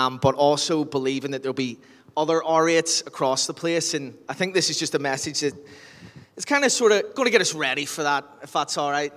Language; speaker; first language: English; native; English